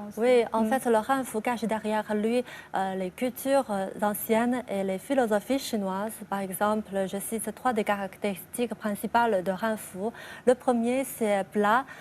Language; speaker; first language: French; non-native, fluent; Chinese